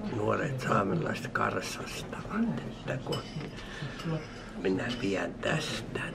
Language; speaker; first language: Finnish; non-native, local second language; Northern Sami